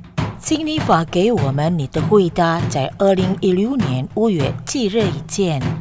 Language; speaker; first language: Chinese; non-native, fluent; Indonesian